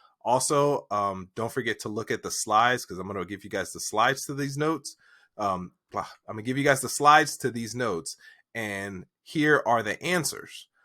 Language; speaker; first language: English; native; English